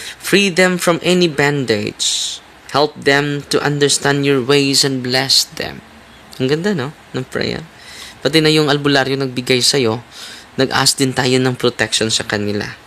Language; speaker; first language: Filipino; non-native, local second language; Cebuano